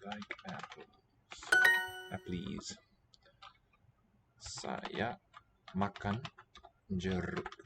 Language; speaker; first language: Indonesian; non-native, learner; English